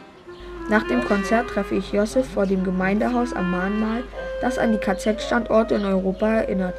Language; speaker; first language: German; native; German